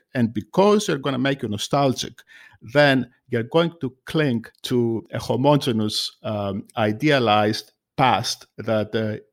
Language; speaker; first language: English; non-native, fluent; Greek